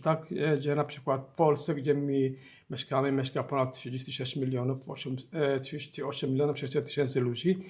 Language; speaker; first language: Polish; non-native, learner; Somali